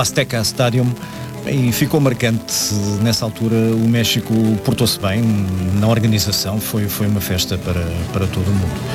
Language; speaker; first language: Portuguese; native; Portuguese